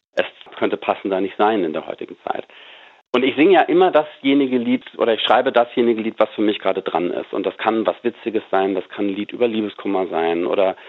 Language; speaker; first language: German; native; German